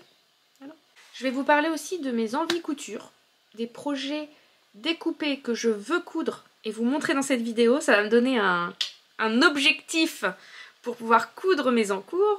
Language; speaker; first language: French; native; French